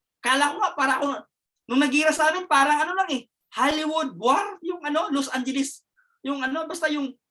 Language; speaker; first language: Filipino; non-native, local second language; Cebuano